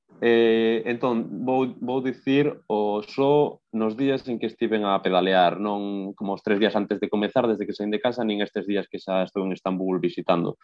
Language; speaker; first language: Galician; non-native, local second language; Spanish